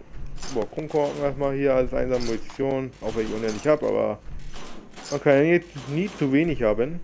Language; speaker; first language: German; native; German